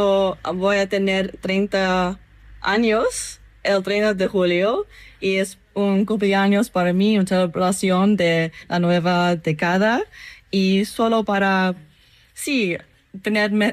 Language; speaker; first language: Spanish; non-native, fluent; English